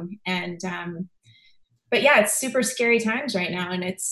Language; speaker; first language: English; native; English